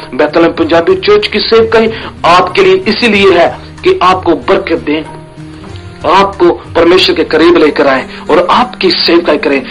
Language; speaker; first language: Hindi; non-native, local second language; Punjabi